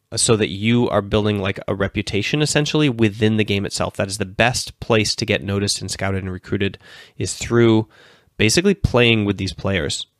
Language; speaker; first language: English; native; English